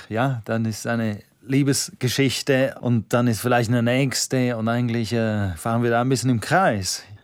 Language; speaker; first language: German; non-native, local second language; Romansh